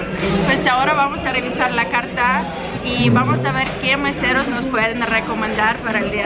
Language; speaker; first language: Spanish; non-native, learner; Russian